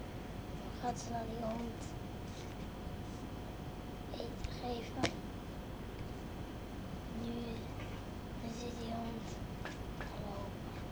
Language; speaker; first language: Dutch; early bilingual, other home language; Arabic